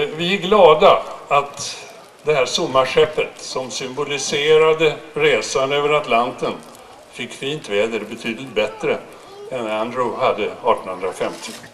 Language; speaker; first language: Swedish; native; Swedish